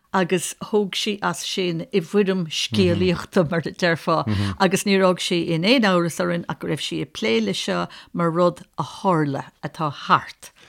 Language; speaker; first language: Irish; native; Irish